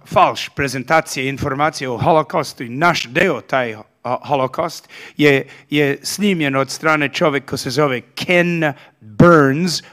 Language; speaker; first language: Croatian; early bilingual, heritage; Serbian